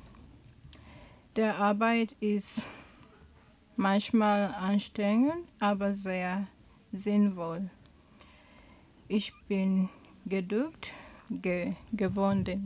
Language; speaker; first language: German; non-native, learner; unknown